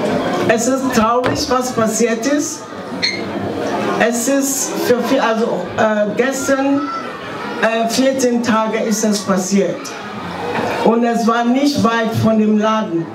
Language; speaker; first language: German; non-native, fluent; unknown